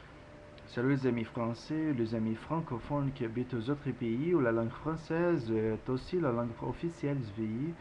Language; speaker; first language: French; non-native, learner; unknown